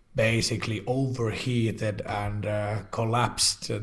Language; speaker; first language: English; non-native, fluent; Finnish